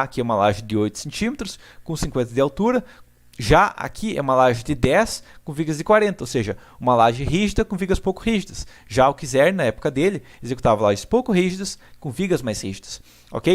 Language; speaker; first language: Portuguese; native; Portuguese